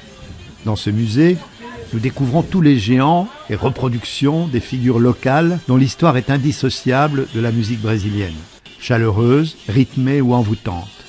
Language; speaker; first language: French; native; French